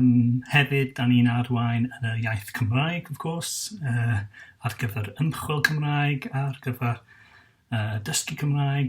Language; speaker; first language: Welsh; non-native, local second language; English